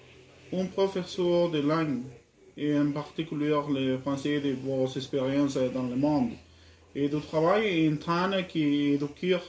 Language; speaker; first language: French; non-native, learner; Spanish